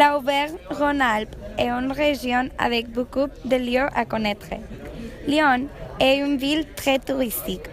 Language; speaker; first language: French; non-native, learner; Spanish